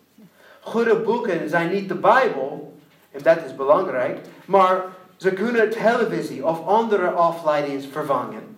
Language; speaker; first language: Dutch; non-native, learner; English